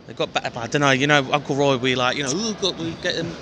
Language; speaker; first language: English; native; English